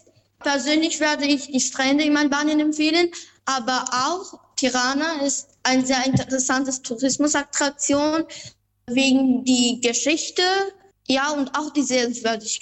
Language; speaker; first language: German; non-native, fluent; Albanian